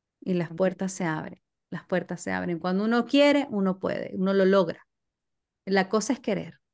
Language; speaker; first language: Spanish; native; Spanish